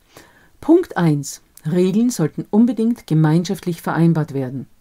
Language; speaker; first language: German; native; German